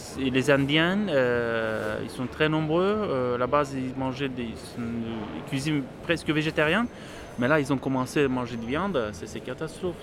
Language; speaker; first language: French; non-native, fluent; Turkish